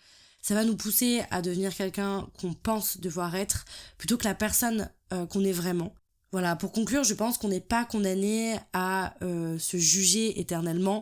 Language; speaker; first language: French; native; French